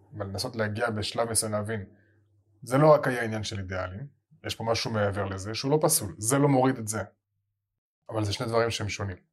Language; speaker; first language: Hebrew; native; Hebrew